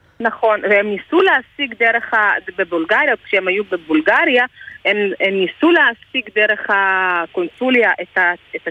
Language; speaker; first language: Hebrew; non-native, fluent; Russian